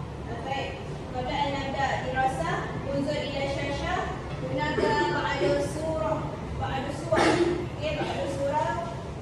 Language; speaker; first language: Arabic; non-native, learner; Malay